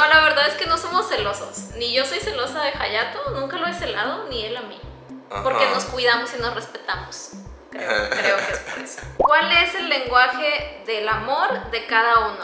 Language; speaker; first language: Spanish; native; Spanish